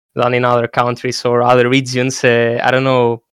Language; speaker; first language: English; non-native, fluent; Greek